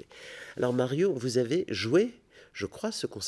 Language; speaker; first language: French; native; French